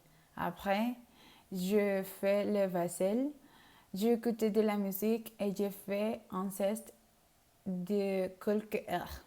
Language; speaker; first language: French; non-native, learner; Spanish